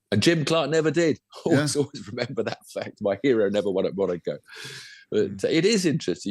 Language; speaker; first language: English; native; English